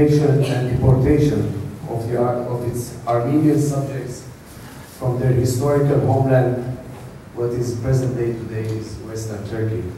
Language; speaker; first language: English; non-native, fluent; Armenian